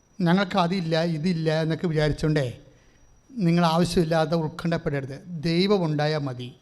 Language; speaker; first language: Malayalam; native; Malayalam